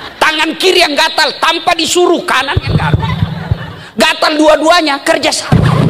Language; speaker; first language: Indonesian; native; Indonesian